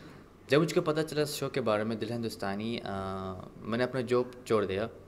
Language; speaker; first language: Hindi; non-native, fluent; Arabic